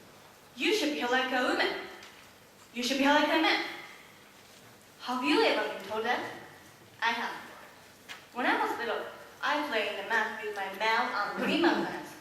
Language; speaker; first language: English; non-native, learner; Japanese